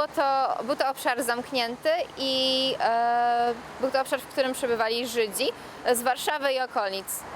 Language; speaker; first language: Polish; native; Polish